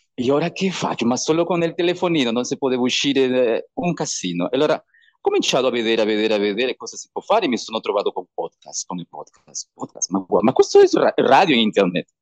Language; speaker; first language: Italian; non-native, learner; Spanish